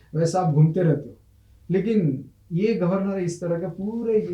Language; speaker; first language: Hindi; non-native, local second language; Marathi